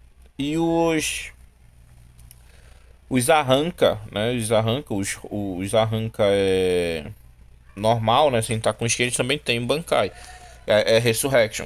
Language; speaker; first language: Portuguese; native; Portuguese